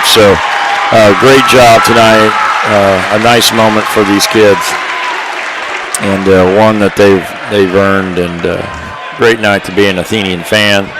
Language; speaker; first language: English; native; English